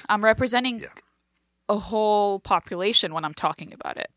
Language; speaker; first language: English; non-native, fluent; French